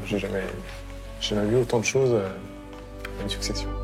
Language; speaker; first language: French; native; French